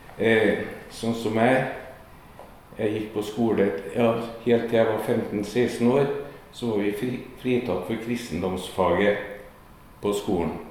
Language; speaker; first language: Norwegian; native; Norwegian